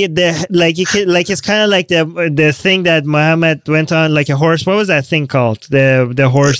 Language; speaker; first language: English; non-native, fluent; Persian